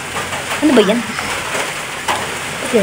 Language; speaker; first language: Filipino; native; Filipino